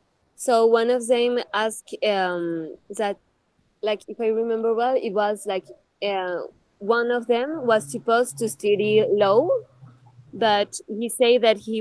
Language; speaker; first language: English; non-native, fluent; Spanish